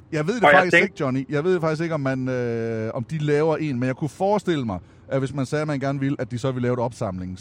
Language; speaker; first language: Danish; native; Danish